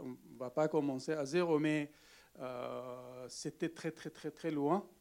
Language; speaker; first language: French; non-native, learner; Arabic